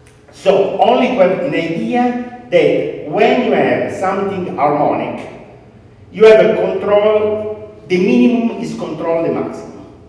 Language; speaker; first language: English; non-native, fluent; Italian